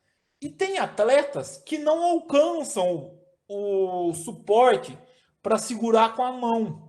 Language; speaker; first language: Portuguese; native; Portuguese